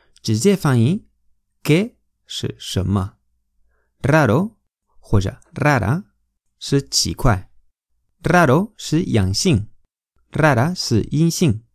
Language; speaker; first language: Chinese; non-native, fluent; Spanish